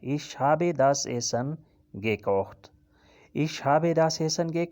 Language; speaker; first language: German; non-native, fluent; Urdu